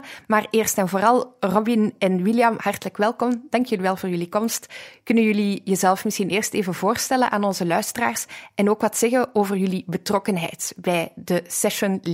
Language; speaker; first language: Dutch; native; Dutch